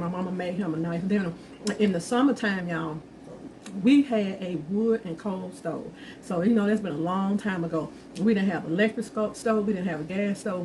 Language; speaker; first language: English; native; English